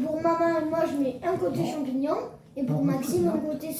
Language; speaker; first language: French; native; French